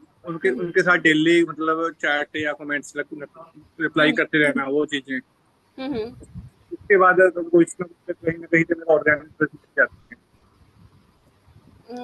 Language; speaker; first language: Hindi; native; Hindi